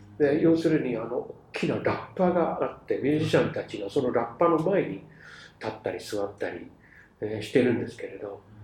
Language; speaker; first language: Japanese; non-native, fluent; English